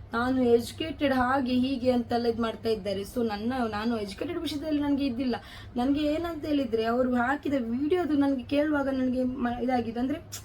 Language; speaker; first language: Kannada; non-native, local second language; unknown